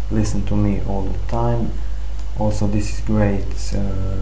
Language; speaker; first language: English; non-native, fluent; Serbian